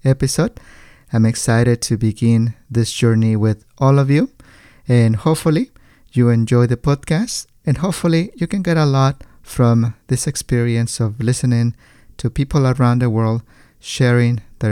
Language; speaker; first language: English; non-native, fluent; Spanish